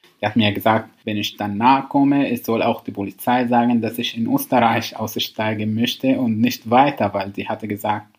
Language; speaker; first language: German; non-native, learner; Arabic